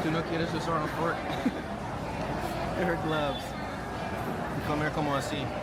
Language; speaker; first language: Spanish; non-native, learner; English